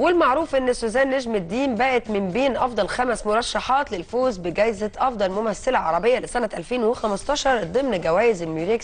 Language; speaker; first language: Arabic; native; Arabic